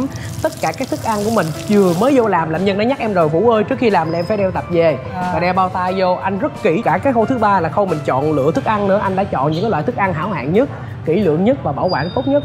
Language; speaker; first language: Vietnamese; native; Vietnamese